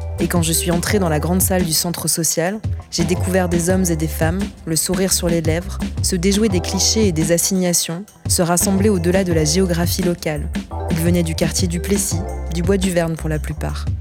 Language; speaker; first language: French; native; French